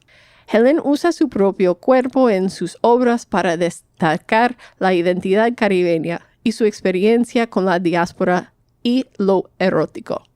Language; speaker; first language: Spanish; non-native, fluent; English